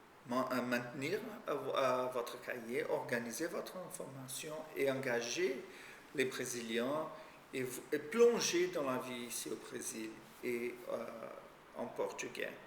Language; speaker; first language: French; non-native, fluent; Portuguese